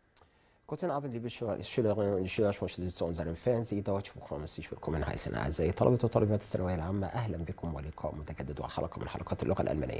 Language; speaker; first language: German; non-native, fluent; Arabic